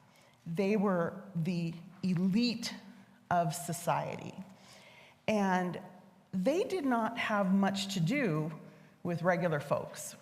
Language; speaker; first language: English; native; English